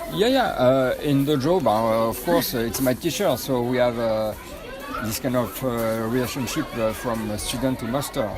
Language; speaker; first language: English; non-native, fluent; French